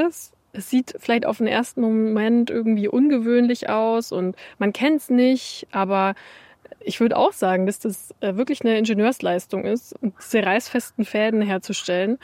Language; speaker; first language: German; native; German